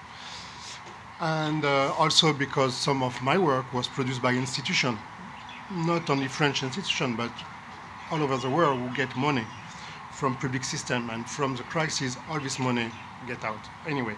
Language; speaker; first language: English; non-native, learner; French